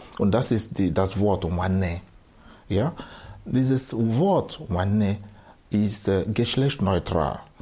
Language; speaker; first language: German; non-native, fluent; Igbo